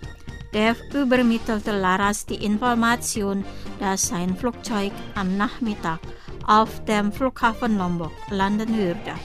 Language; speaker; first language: German; non-native, fluent; Indonesian